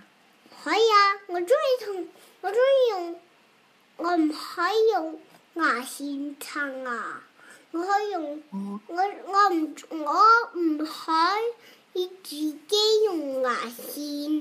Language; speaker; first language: Chinese; early bilingual, heritage; Cantonese